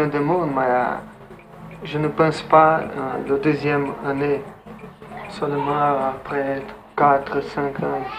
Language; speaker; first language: French; non-native, learner; Portuguese